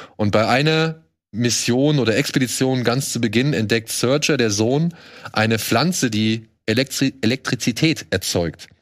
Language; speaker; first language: German; native; German